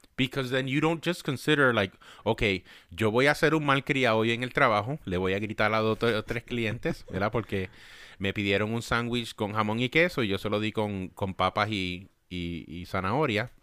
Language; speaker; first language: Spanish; early bilingual, heritage; Spanish